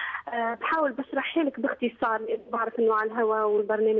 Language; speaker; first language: Arabic; native; Arabic